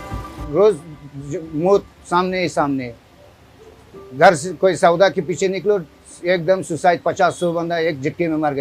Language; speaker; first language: Hindi; non-native, learner; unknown